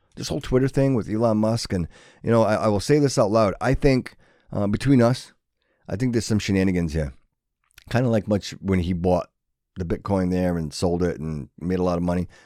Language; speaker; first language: English; native; English